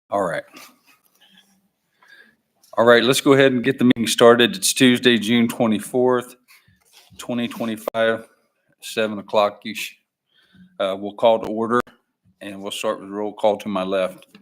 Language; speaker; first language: English; native; English